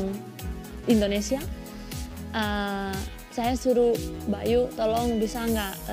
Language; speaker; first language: Indonesian; non-native, fluent; Spanish